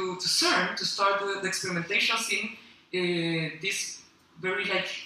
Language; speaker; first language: English; non-native, fluent; Spanish